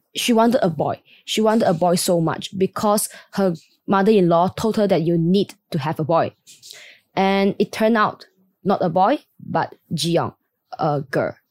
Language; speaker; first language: English; non-native, local second language; Chinese